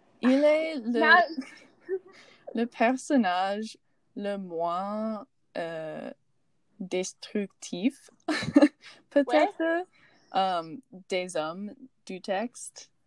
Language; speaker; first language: French; non-native, learner; English